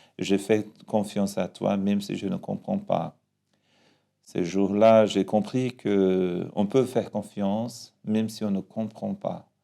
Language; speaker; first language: French; non-native, fluent; Portuguese